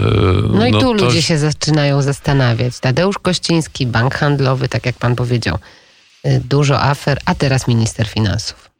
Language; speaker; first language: Polish; native; Polish